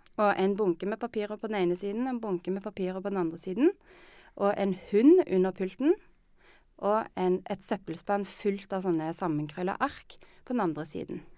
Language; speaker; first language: Norwegian; native; Norwegian